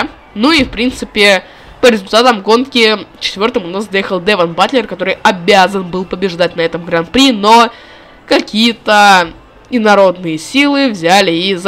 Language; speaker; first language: Russian; native; Russian